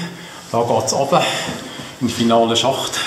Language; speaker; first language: German; native; German